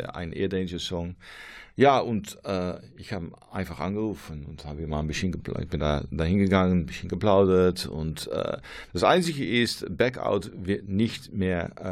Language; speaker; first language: German; non-native, learner; Dutch